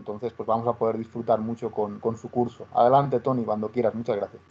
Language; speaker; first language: Spanish; native; Spanish